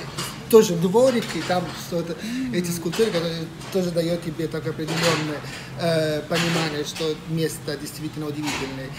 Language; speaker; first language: Russian; non-native, fluent; Italian